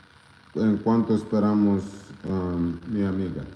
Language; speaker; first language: Spanish; non-native, learner; Portuguese